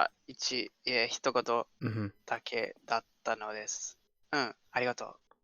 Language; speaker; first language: Japanese; non-native, learner; English